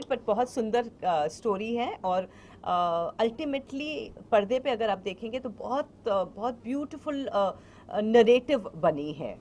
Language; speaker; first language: Hindi; native; Hindi